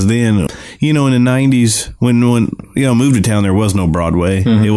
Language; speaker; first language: English; native; English